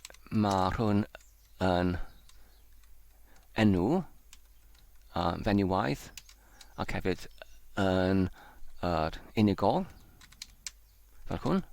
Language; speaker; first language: Welsh; non-native, fluent; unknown